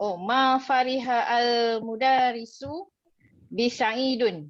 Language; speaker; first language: Arabic; non-native, learner; Malay